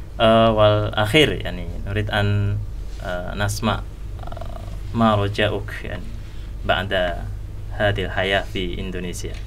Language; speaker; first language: Arabic; non-native, learner; Indonesian